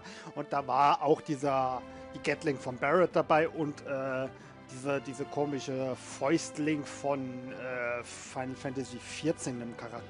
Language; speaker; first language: German; native; German